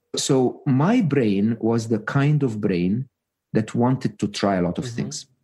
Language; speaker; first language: English; non-native, fluent; Arabic